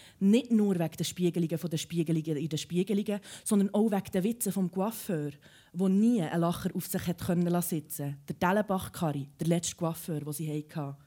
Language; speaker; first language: German; early bilingual, other home language; Serbian